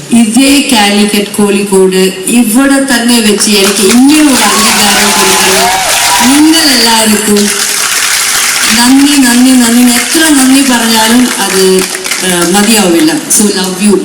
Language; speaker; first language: Malayalam; non-native, local second language; Tamil